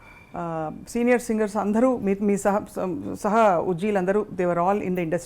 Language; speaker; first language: Telugu; native; Telugu